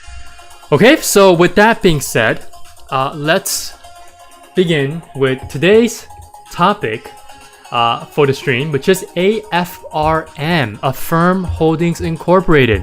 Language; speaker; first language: English; native; English